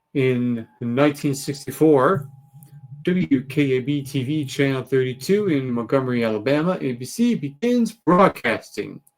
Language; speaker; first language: English; native; English